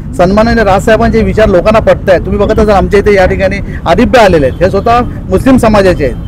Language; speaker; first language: Marathi; native; Marathi